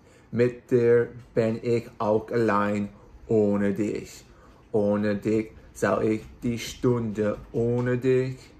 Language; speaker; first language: German; non-native, learner; English